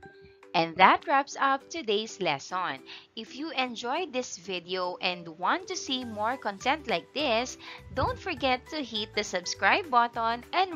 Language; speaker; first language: English; non-native, local second language; Filipino